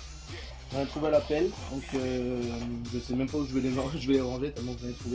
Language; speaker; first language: French; native; French